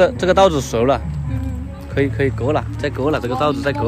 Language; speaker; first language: Chinese; native; Chinese